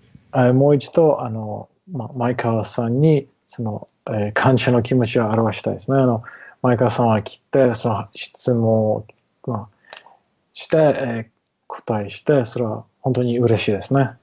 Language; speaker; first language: Japanese; non-native, learner; English